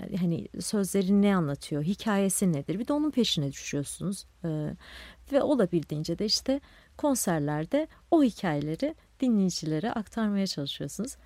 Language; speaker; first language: Turkish; non-native, local second language; Kurdish